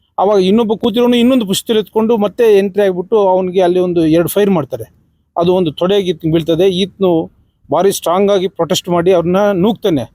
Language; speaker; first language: Kannada; native; Kannada